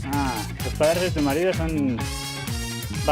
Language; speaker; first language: Spanish; non-native, local second language; Basque